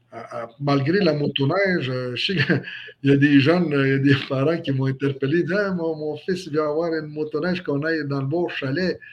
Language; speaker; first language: French; native; French